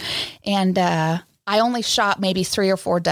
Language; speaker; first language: English; native; English